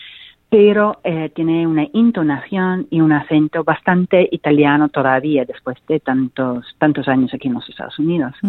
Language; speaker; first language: Spanish; non-native, fluent; English